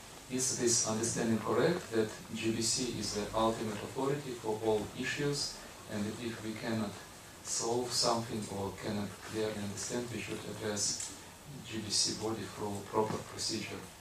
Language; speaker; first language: English; non-native, fluent; Russian